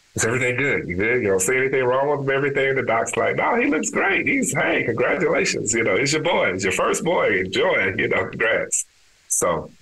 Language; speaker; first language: English; native; English